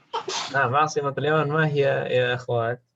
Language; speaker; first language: Arabic; non-native, fluent; Indonesian